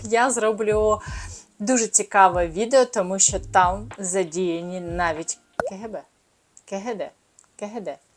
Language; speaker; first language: Ukrainian; native; Ukrainian